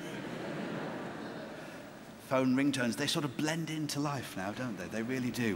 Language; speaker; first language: English; native; English